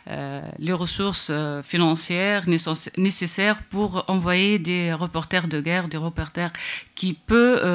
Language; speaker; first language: French; non-native, local second language; Arabic